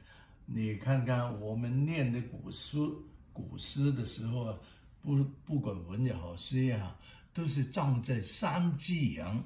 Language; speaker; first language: Chinese; non-native, local second language; Cantonese